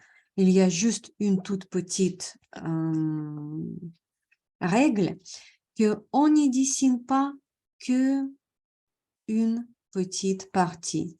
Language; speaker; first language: French; non-native, fluent; Russian